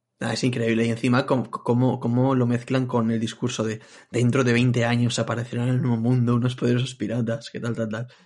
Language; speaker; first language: Spanish; native; Spanish